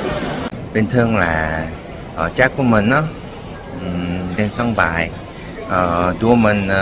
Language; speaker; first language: Vietnamese; non-native, learner; Korean